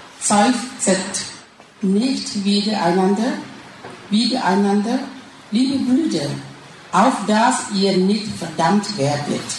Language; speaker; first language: German; non-native, learner; Thai